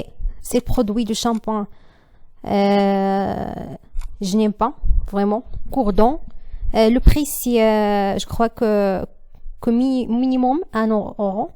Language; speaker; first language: French; non-native, learner; Arabic